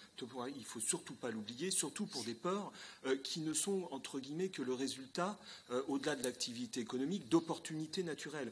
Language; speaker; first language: French; native; French